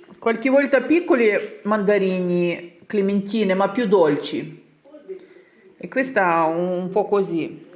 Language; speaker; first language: Italian; non-native, learner; Ukrainian